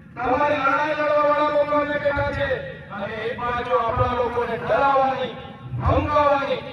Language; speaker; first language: Gujarati; non-native, local second language; Bhili